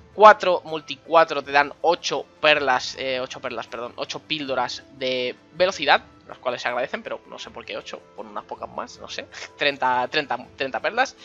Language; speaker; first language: Spanish; native; Spanish